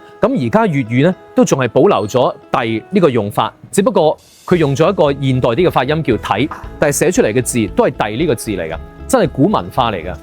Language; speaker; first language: Cantonese; native; Cantonese